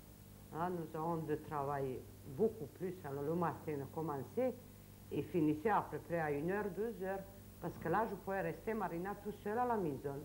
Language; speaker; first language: French; non-native, learner; Serbian